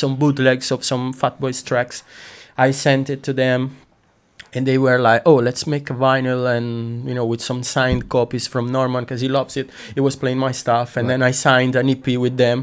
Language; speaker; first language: English; non-native, fluent; Italian